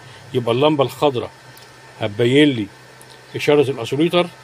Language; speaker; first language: Arabic; native; Arabic